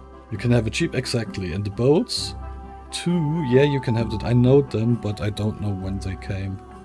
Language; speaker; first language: English; non-native, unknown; German